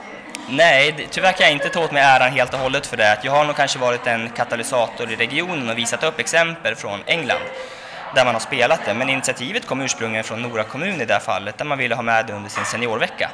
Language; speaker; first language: Swedish; native; Swedish